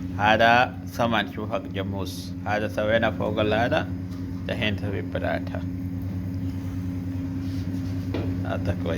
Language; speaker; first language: Arabic; non-native, learner; Urdu